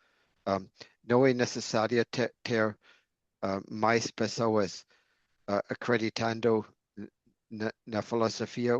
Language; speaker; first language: Portuguese; non-native, learner; English